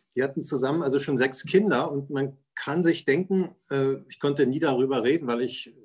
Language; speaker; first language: German; native; German